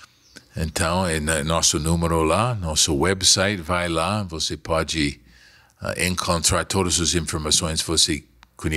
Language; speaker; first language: Portuguese; non-native, fluent; English